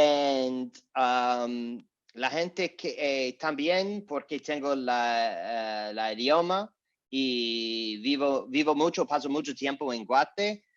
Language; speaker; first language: Spanish; non-native, learner; English